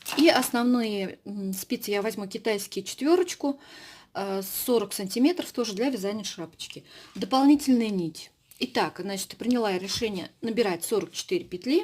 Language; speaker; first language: Russian; native; Russian